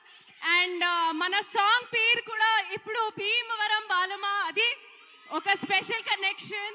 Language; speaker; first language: Telugu; non-native, learner; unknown